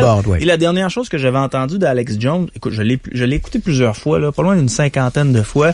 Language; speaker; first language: French; native; French